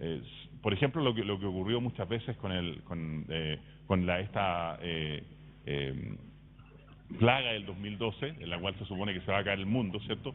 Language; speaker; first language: Spanish; native; Spanish